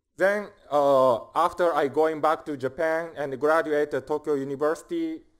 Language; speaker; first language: English; non-native, fluent; Japanese